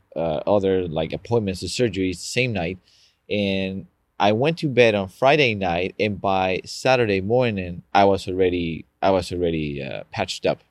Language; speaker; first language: English; non-native, fluent; Spanish